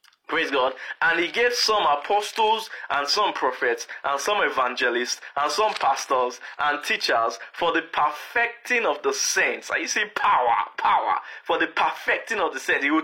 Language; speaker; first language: English; non-native, local second language; Yoruba